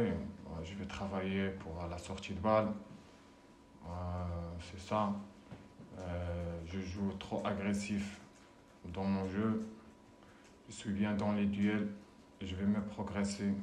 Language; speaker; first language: French; non-native, learner; Arabic